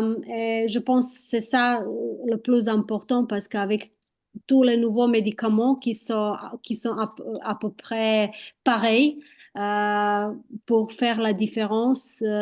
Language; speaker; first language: French; non-native, fluent; Croatian